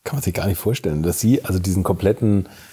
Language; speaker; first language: German; native; German